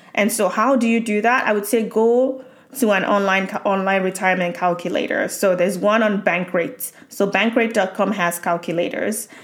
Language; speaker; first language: English; non-native, local second language; Yoruba